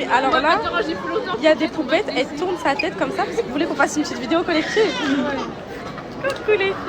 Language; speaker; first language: French; native; French